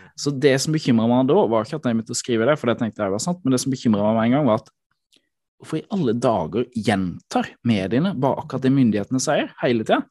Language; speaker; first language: Norwegian; native; Norwegian